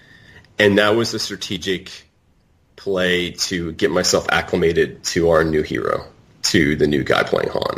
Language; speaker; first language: English; native; English